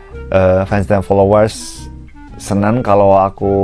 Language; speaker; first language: Indonesian; non-native, fluent; Japanese